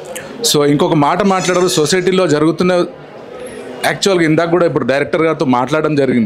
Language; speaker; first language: Telugu; native; Telugu